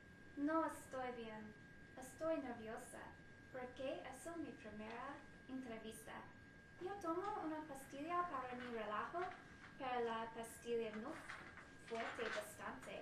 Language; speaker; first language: Spanish; non-native, learner; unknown